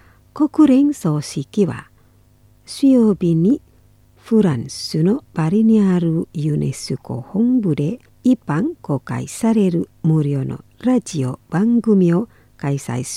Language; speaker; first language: Japanese; non-native, fluent; Indonesian